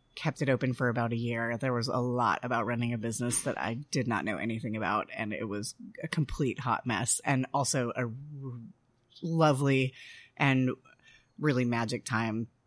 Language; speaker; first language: English; native; English